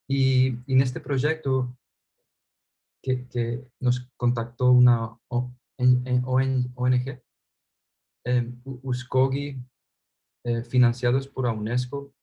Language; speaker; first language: Portuguese; non-native, fluent; Spanish